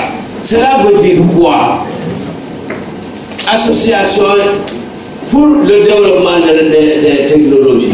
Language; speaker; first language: French; non-native, local second language; Wolof